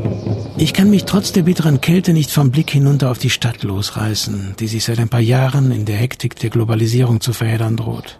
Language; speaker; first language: German; native; German